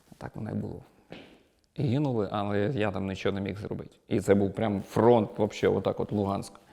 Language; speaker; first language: Ukrainian; non-native, local second language; Russian